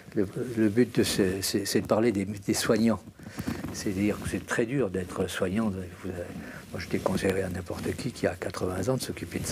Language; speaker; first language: French; native; French